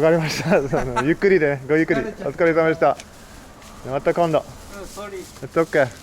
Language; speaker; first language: Japanese; non-native, learner; English